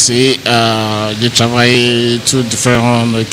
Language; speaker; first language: French; non-native, learner; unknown